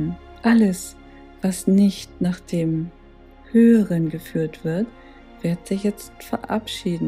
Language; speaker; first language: German; native; German